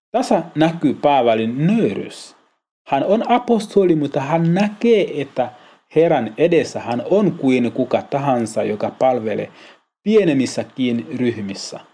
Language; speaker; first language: Finnish; non-native, learner; Swahili